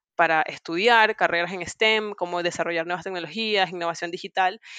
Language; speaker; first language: Spanish; native; Spanish